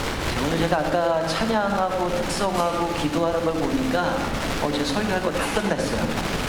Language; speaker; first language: Korean; native; Korean